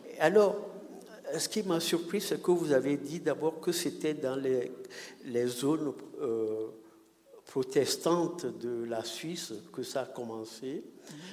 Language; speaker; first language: French; non-native, local second language; Ewe